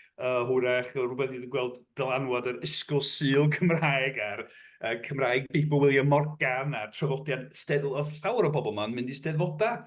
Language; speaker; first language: Welsh; non-native, fluent; English